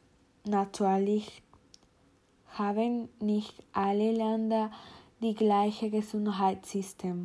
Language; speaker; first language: German; non-native, learner; Spanish